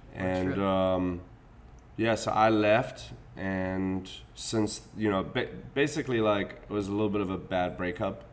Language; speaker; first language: English; native; English